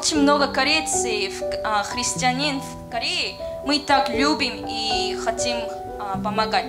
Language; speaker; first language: Russian; non-native, learner; Korean